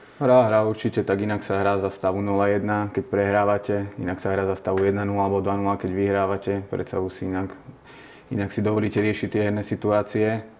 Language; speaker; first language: Slovak; native; Slovak